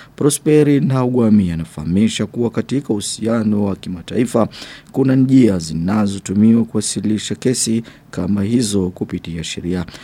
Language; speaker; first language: Swahili; non-native, local second language; Rundi